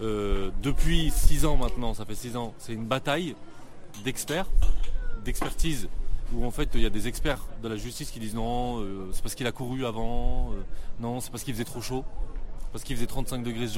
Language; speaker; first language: French; native; French